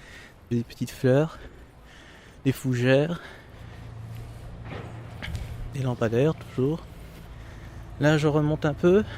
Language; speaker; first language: French; native; French